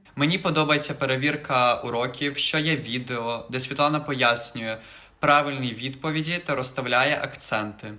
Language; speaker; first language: Ukrainian; native; Ukrainian